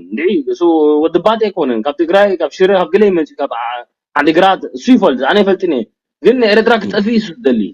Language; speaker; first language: Tigrinya; early bilingual, heritage; Tigrinya